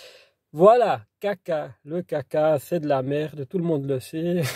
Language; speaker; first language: French; native; French